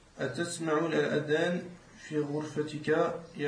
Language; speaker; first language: Arabic; non-native, learner; French